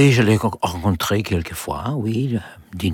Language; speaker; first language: French; non-native, learner; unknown